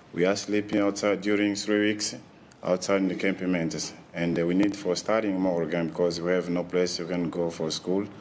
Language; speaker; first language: English; non-native, learner; Portuguese